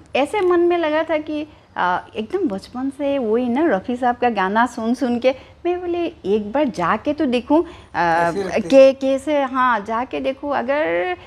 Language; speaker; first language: Hindi; non-native, local second language; Assamese